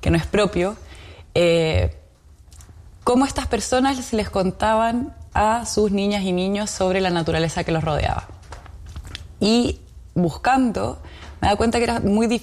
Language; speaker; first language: Spanish; native; Spanish